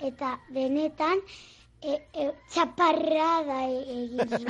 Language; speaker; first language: Basque; non-native, local second language; Spanish